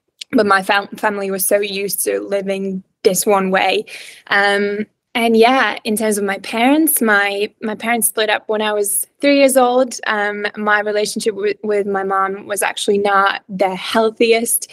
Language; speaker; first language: English; non-native, fluent; Latvian